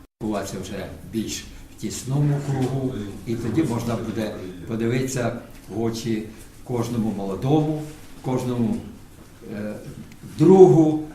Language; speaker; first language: Ukrainian; non-native, local second language; Russian